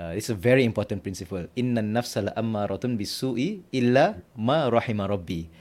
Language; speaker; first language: English; non-native, local second language; Malay